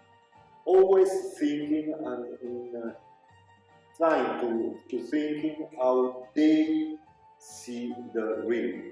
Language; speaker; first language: English; non-native, local second language; Italian